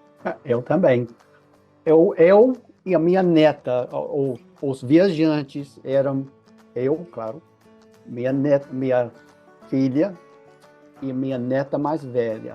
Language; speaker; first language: Portuguese; non-native, fluent; English